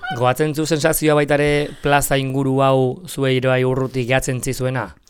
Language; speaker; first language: Basque; native; Basque